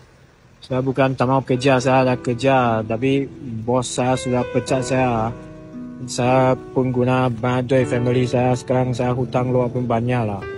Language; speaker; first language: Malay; non-native, local second language; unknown